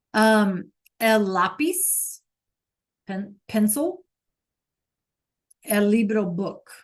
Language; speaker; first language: Spanish; non-native, fluent; English